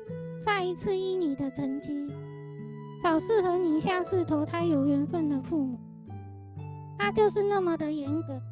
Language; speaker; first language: Chinese; native; Chinese